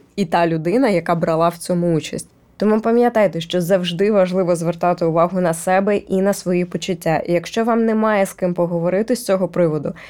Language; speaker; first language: Ukrainian; native; Ukrainian